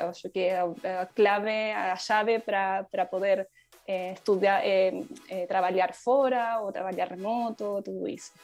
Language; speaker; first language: Portuguese; non-native, learner; Spanish